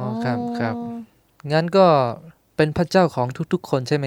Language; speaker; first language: Thai; non-native, local second language; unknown